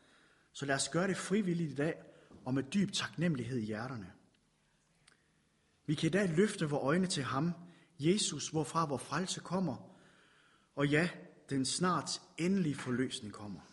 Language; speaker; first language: Danish; native; Danish